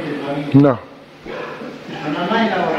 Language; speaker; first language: Italian; native; Italian